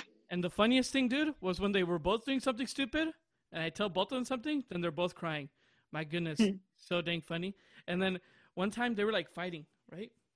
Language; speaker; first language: English; early bilingual, other home language; Spanish